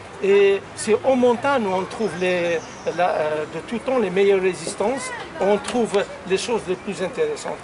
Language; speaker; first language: French; non-native, local second language; Arabic